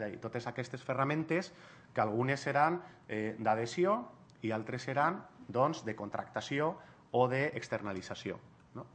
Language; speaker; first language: Catalan; non-native, local second language; Spanish